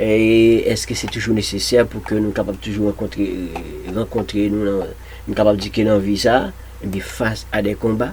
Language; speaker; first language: French; non-native, local second language; Haitian Creole